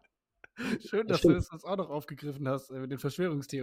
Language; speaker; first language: German; native; German